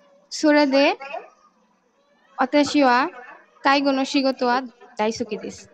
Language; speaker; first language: Japanese; non-native, learner; Bangla